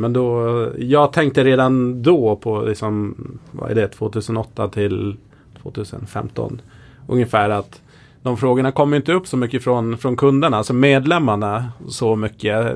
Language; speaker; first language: Swedish; native; Swedish